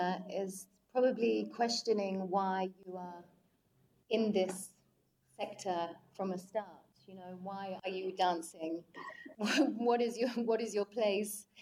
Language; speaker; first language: English; native; English